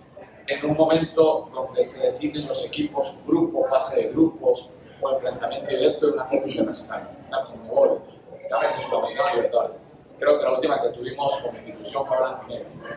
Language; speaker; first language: Spanish; native; Spanish